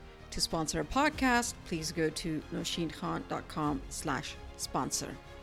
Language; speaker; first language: English; non-native, local second language; Hindi